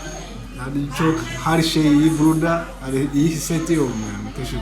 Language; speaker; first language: Turkish; non-native, learner; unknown